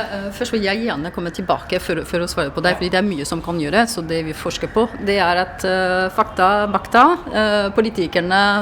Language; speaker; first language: Norwegian; non-native, fluent; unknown